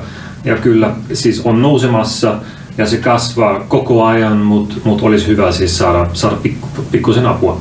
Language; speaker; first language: Finnish; non-native, fluent; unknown